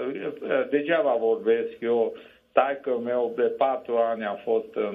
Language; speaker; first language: Romanian; non-native, local second language; Hungarian